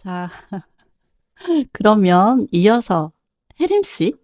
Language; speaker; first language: Korean; native; Korean